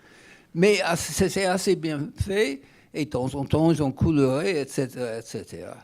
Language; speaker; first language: French; non-native, fluent; English